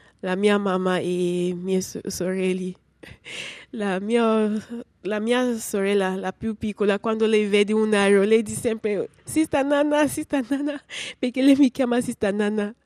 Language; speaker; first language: Italian; non-native, learner; English